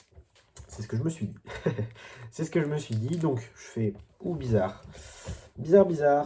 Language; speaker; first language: French; native; French